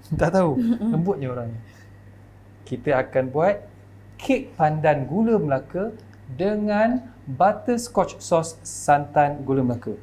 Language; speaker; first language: Malay; native; Malay